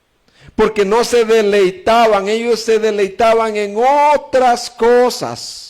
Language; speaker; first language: Spanish; native; Spanish